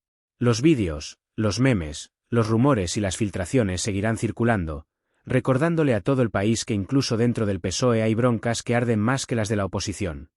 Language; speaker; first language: Spanish; native; Spanish